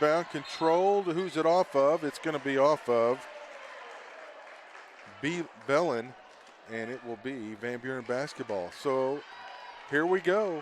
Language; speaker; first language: English; native; English